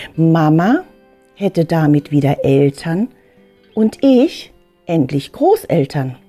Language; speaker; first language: German; early bilingual, other home language; Filipino